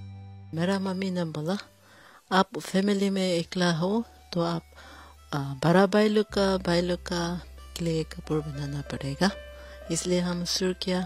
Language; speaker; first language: Hindi; non-native, local second language; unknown